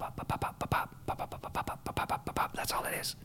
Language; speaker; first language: English; native; English